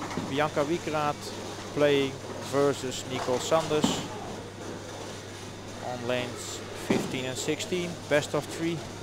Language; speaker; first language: English; non-native, fluent; Dutch